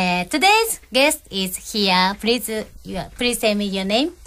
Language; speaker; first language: English; non-native, learner; Japanese